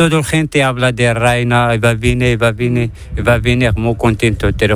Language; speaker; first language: Spanish; non-native, learner; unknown